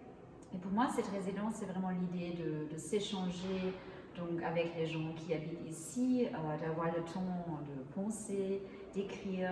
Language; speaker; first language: French; non-native, fluent; German